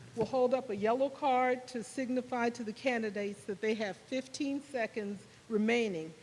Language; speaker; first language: English; native; English